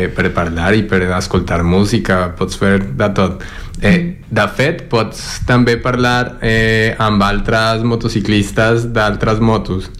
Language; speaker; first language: Catalan; non-native, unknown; Spanish